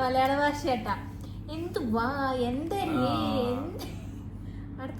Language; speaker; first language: Malayalam; native; Malayalam